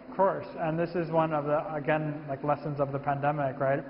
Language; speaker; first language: English; native; English